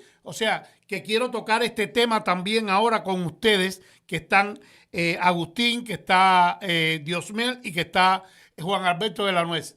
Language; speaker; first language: Spanish; native; Spanish